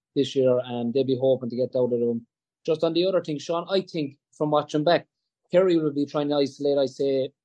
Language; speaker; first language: English; native; English